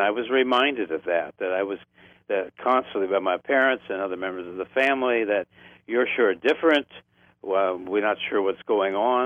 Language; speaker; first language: English; native; English